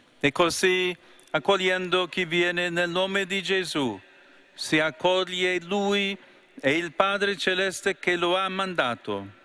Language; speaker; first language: Italian; non-native, fluent; English